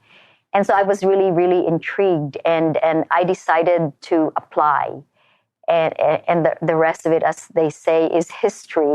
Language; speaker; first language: English; non-native, local second language; Filipino